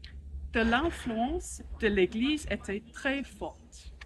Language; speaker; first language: French; non-native, learner; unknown